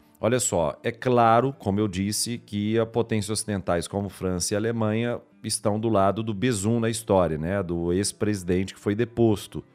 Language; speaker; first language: Portuguese; native; Portuguese